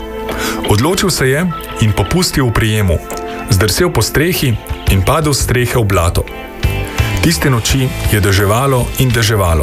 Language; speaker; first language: Slovenian; native; Slovenian